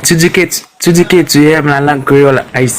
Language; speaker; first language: French; non-native, learner; Haitian Creole